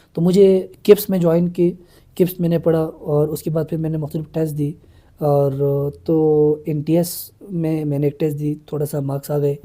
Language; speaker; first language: Urdu; non-native, local second language; Balti